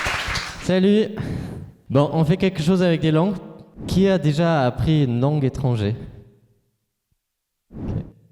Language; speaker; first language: French; non-native, fluent; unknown